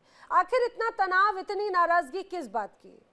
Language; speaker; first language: Hindi; native; Hindi